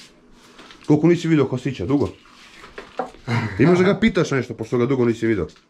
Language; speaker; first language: Serbian; native; Serbian